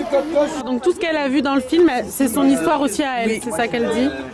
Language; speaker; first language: French; native; French